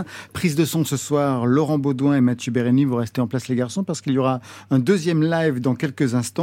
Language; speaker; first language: French; native; French